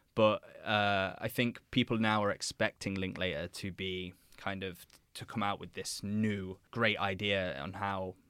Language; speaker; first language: English; native; English